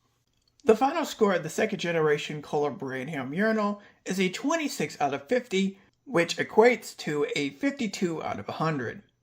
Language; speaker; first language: English; native; English